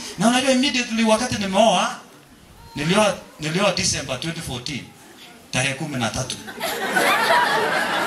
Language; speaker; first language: Swahili; non-native, local second language; Kalenjin